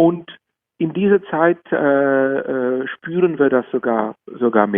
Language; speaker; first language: German; non-native, fluent; Czech